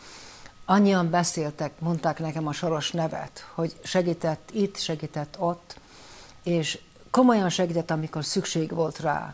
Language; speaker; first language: Hungarian; early bilingual, heritage; Hungarian